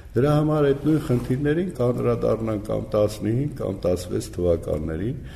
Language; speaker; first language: Armenian; native; Armenian